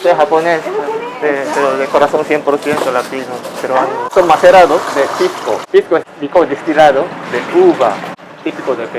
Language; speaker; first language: Spanish; non-native, fluent; Japanese